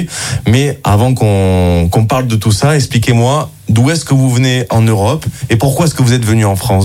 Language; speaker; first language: French; native; French